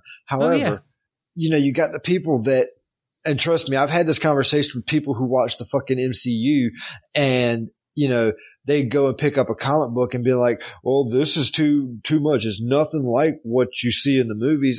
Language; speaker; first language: English; native; English